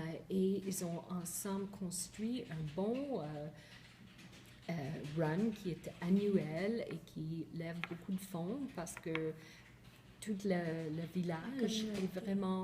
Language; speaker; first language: French; non-native, fluent; English